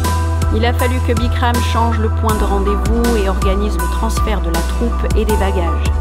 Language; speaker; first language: French; native; French